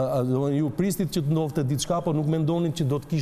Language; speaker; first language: Albanian; native; Albanian